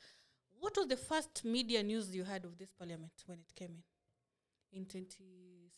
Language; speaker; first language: English; non-native, local second language; Swahili